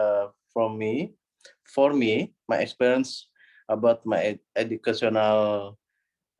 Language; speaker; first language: English; non-native, learner; Indonesian